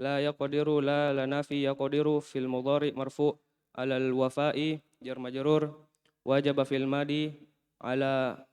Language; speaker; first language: Arabic; non-native, learner; Indonesian